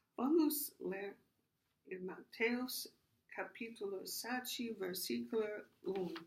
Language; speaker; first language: Portuguese; non-native, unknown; English